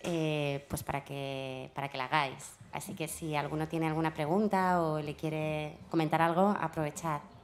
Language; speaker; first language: Spanish; native; Spanish